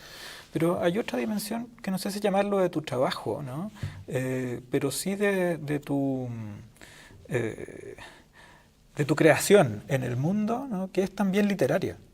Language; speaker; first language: Spanish; native; Spanish